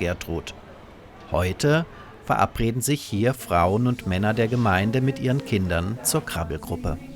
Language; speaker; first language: German; native; German